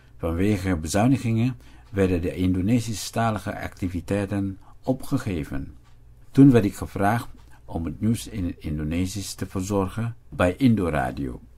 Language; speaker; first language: Dutch; non-native, fluent; Indonesian